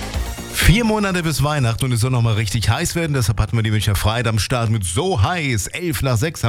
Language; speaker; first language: German; native; German